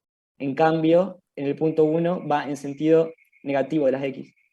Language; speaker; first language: Spanish; native; Spanish